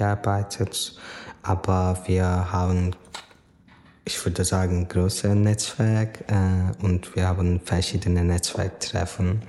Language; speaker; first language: German; non-native, learner; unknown